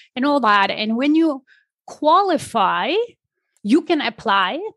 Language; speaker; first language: English; non-native, fluent; Polish